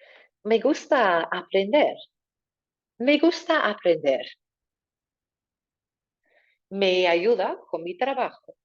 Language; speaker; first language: Spanish; non-native, fluent; English